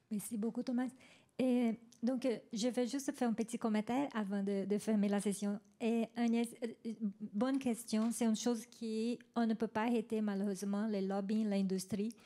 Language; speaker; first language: French; non-native, fluent; Spanish